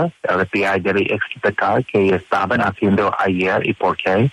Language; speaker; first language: Spanish; non-native, learner; English